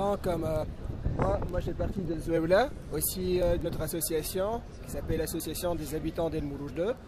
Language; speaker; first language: French; non-native, local second language; Arabic